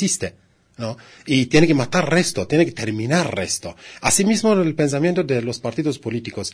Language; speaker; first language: Spanish; non-native, learner; Kurdish